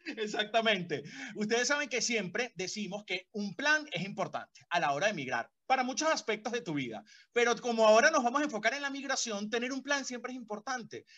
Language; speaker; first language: Spanish; native; Spanish